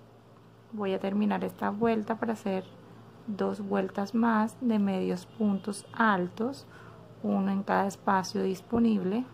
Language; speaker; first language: Spanish; native; Spanish